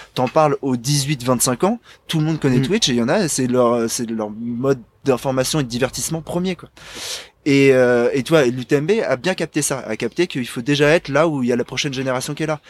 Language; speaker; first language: French; native; French